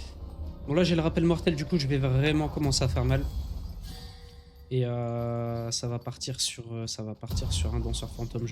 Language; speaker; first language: French; native; French